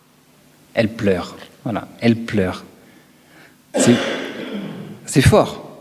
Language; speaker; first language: French; native; French